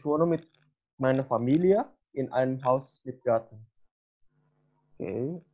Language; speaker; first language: German; non-native, fluent; Indonesian